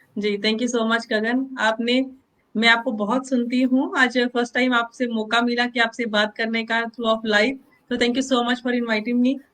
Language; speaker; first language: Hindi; non-native, local second language; Punjabi